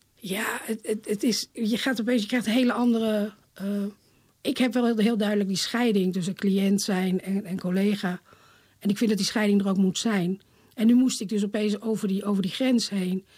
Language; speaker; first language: Dutch; native; Dutch